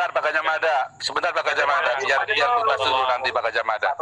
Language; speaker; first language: Indonesian; native; Indonesian